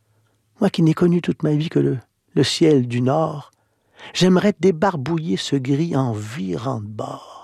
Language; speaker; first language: French; native; French